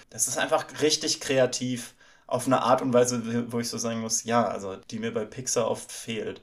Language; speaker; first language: German; native; German